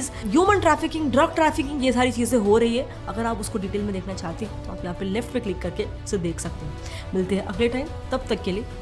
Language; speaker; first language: Hindi; native; Hindi